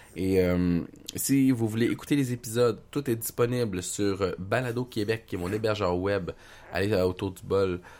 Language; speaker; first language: French; native; French